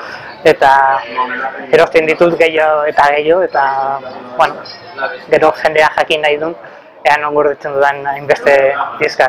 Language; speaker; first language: Basque; non-native, local second language; Spanish